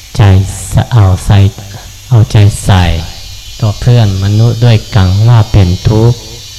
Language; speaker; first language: Thai; non-native, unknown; Japanese